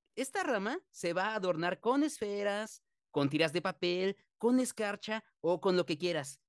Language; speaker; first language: Spanish; native; Spanish